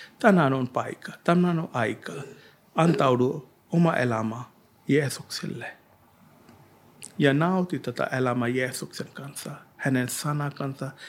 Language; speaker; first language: Finnish; non-native, learner; Hindi